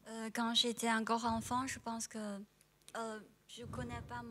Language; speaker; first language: French; non-native, fluent; Chinese